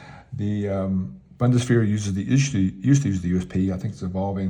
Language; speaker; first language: English; native; English